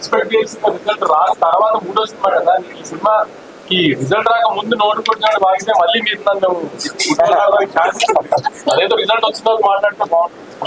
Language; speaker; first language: Telugu; native; Telugu